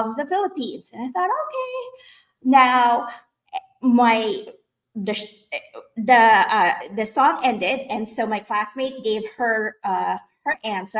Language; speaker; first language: English; non-native, local second language; Filipino